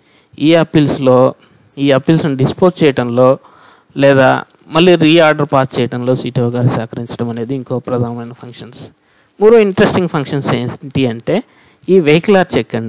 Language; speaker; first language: Telugu; native; Telugu